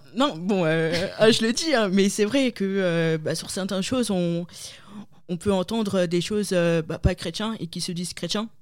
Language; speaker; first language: French; native; French